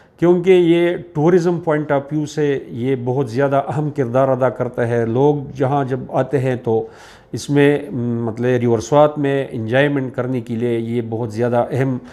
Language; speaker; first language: Urdu; non-native, local second language; Pashto